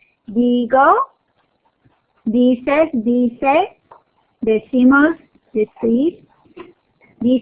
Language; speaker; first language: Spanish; non-native, fluent; English